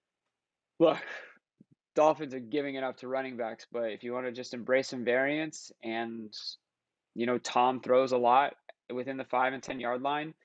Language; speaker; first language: English; native; English